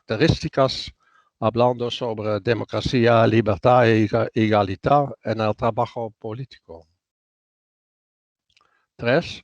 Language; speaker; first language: Spanish; non-native, fluent; Dutch